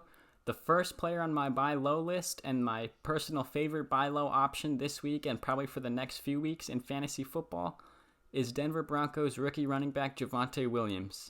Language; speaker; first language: English; native; English